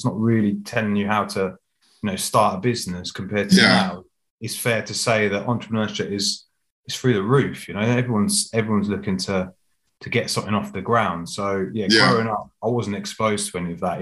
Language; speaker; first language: English; native; English